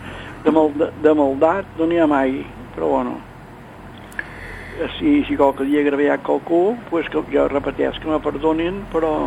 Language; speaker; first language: Catalan; native; Catalan